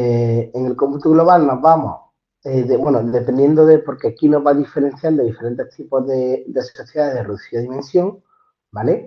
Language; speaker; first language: Spanish; native; Spanish